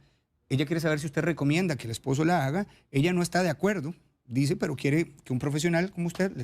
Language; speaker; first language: Spanish; native; Spanish